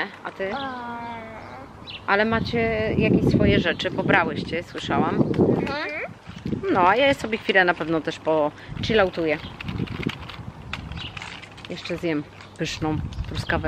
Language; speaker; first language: Polish; native; Polish